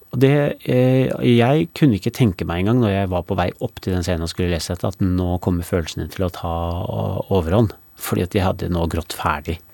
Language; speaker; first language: Norwegian; early bilingual, other home language; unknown